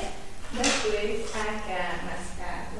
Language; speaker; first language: Spanish; non-native, learner; Hungarian